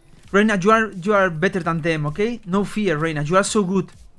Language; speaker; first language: English; non-native, learner; Spanish